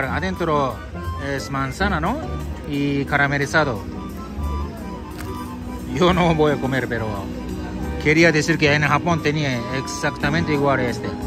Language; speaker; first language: Spanish; non-native, learner; Japanese